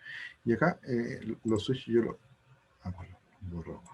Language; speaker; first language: Spanish; native; Spanish